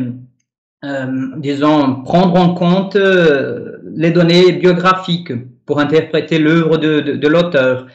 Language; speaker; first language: French; non-native, fluent; Portuguese